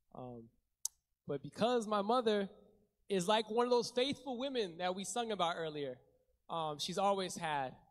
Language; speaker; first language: English; native; English